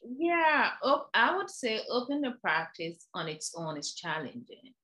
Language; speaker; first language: English; non-native, local second language; Igbo